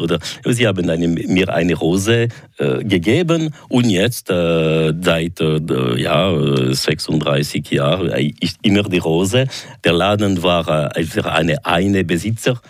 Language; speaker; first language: German; non-native, local second language; French